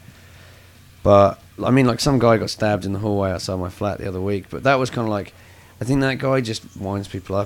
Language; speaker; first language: English; native; English